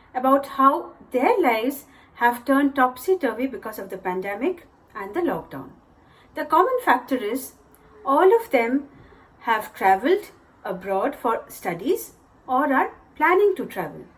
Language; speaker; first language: English; non-native, local second language; Bangla